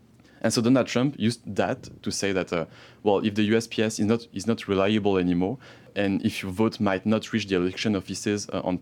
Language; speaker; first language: English; non-native, fluent; French